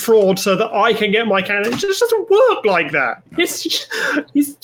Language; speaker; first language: English; native; English